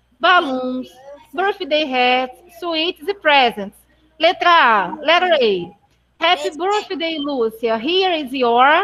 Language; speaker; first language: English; non-native, fluent; Portuguese